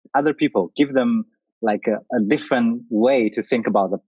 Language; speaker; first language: English; non-native, learner; Chinese